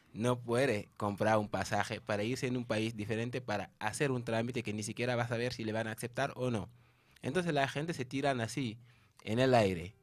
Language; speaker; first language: Spanish; non-native, fluent; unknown